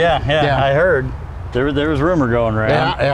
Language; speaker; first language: English; native; English